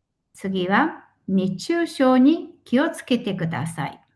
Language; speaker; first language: Japanese; non-native, fluent; Mongolian